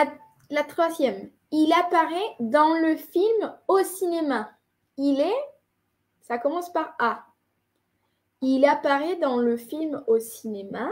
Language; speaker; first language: French; non-native, fluent; Spanish